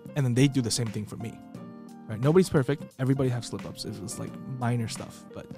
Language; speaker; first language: English; non-native, fluent; Chinese